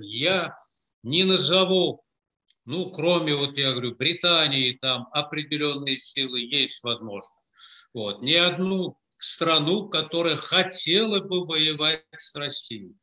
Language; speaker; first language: Russian; native; Russian